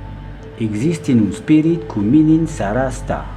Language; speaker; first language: Romanian; non-native, learner; French